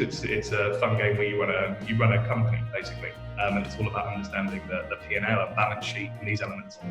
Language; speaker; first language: English; native; English